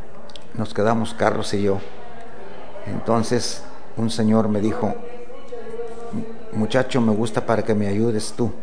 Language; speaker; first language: Spanish; native; Spanish